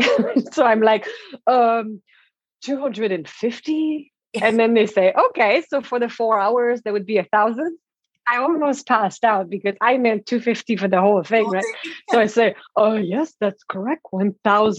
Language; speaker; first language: English; non-native, fluent; French